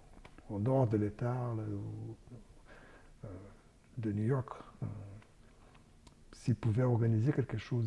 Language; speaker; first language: French; non-native, fluent; Portuguese